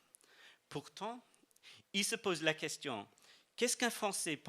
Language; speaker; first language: French; non-native, fluent; English